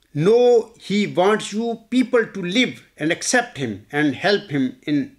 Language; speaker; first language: English; non-native, local second language; Urdu